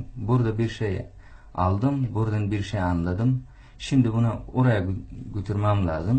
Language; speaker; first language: Turkish; non-native, fluent; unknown